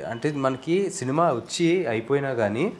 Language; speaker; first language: Telugu; native; Telugu